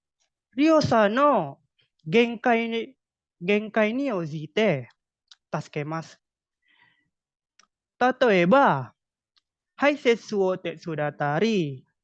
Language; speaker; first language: Japanese; non-native, learner; Indonesian